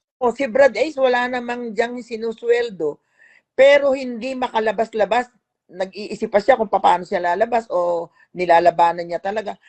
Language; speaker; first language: Filipino; native; Filipino